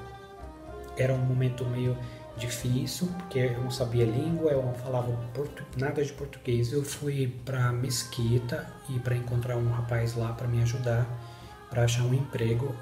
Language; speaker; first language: Portuguese; non-native, learner; Spanish